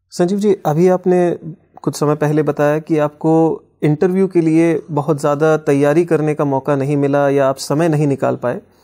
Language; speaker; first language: Hindi; native; Hindi